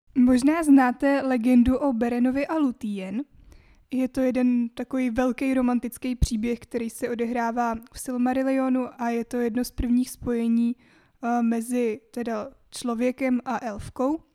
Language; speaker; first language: Czech; native; Czech